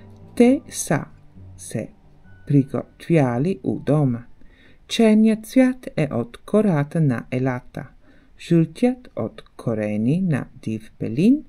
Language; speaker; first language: Bulgarian; non-native, learner; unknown